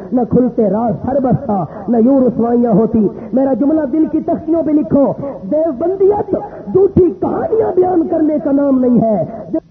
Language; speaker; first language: Urdu; non-native, local second language; Pashto